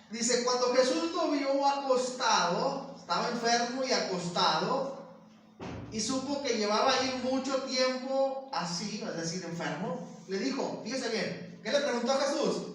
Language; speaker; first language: Spanish; native; Spanish